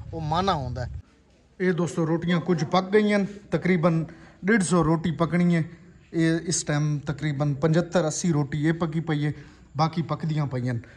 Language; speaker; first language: Urdu; non-native, local second language; Punjabi